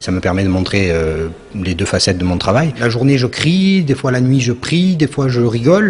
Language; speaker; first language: French; native; French